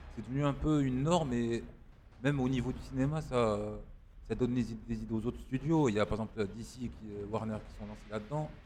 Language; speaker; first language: French; non-native, local second language; Arabic